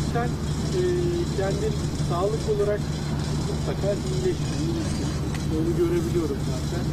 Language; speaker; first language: Turkish; native; Turkish